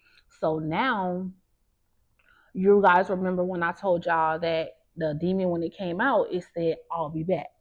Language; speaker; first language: English; native; English